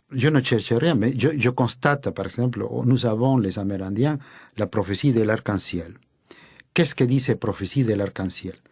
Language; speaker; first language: French; non-native, fluent; Spanish